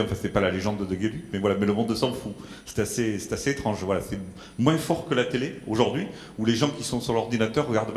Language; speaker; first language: French; native; French